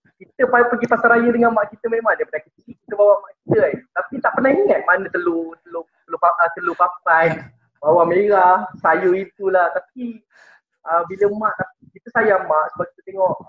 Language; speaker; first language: Malay; native; Malay